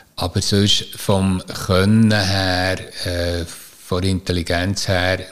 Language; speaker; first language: German; native; German